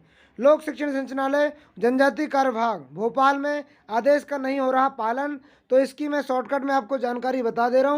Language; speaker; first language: Hindi; native; Hindi